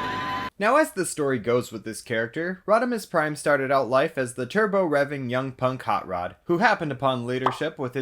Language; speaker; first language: English; native; English